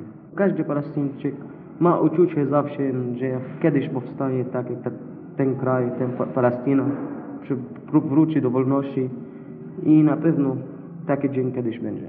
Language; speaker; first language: Polish; non-native, learner; Arabic